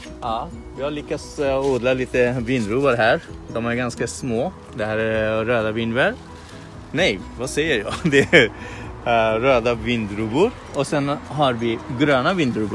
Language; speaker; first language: Swedish; non-native, fluent; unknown